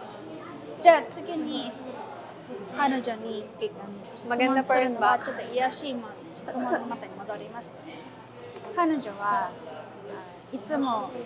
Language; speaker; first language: Japanese; non-native, fluent; Filipino